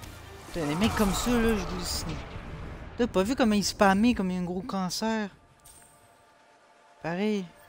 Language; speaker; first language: French; native; French